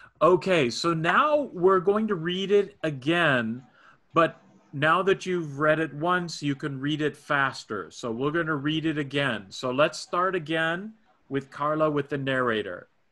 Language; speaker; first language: English; native; English